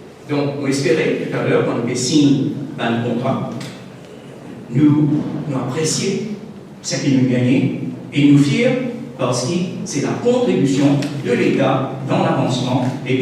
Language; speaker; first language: French; non-native, local second language; Morisyen